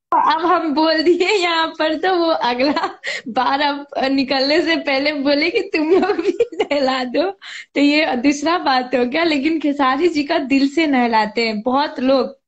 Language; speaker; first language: Hindi; non-native, local second language; Nepali